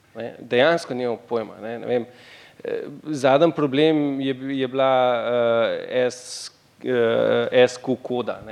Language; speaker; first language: Slovenian; native; Slovenian